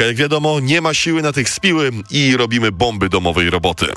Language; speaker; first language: Polish; native; Polish